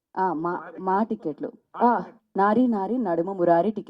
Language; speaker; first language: Telugu; native; Telugu